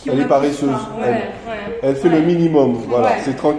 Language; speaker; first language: French; native; French